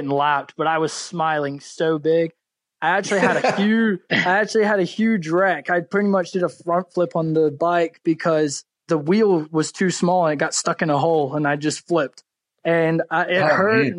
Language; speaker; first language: English; native; English